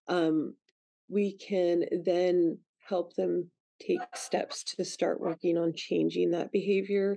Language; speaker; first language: English; native; English